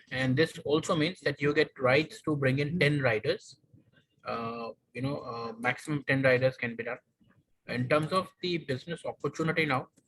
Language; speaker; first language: English; non-native, local second language; Hindi